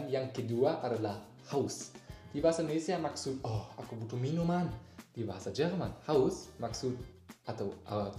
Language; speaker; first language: Indonesian; non-native, learner; German